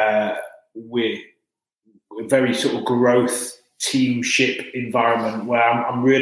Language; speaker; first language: English; native; English